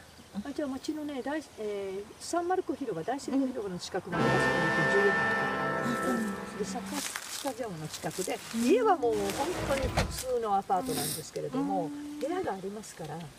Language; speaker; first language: Japanese; native; Japanese